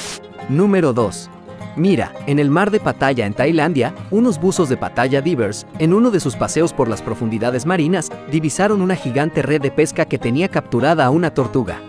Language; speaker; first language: Spanish; native; Spanish